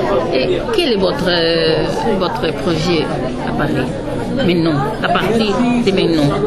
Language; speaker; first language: French; non-native, learner; Spanish